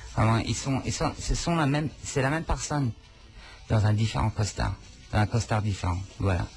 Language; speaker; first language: French; non-native, local second language; English